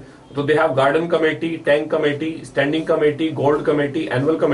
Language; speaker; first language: English; non-native, local second language; Hindi